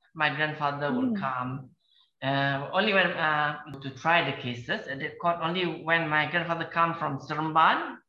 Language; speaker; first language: English; non-native, local second language; Malay